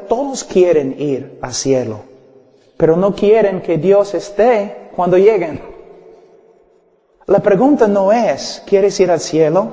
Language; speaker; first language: Spanish; non-native, fluent; English